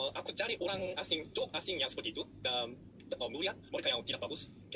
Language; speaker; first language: Indonesian; non-native, learner; Korean